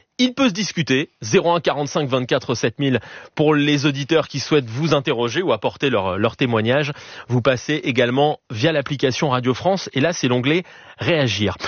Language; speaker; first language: French; native; French